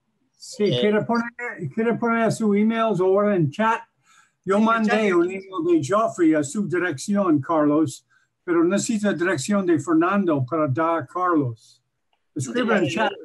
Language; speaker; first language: Spanish; non-native, learner; English